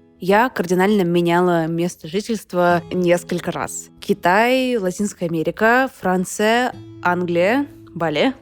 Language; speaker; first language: Russian; native; Russian